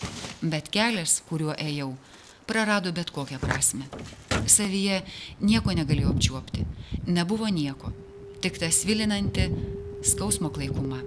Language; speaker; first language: Lithuanian; native; Lithuanian